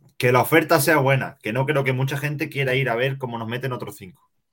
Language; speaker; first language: Spanish; native; Spanish